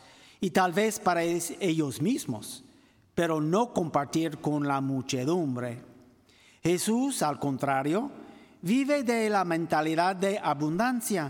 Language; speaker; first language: Spanish; non-native, fluent; English